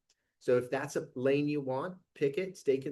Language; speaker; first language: English; native; English